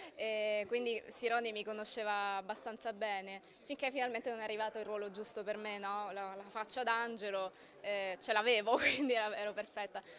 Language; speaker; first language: Italian; native; Italian